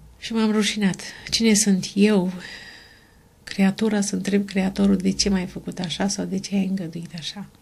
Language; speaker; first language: Romanian; native; Romanian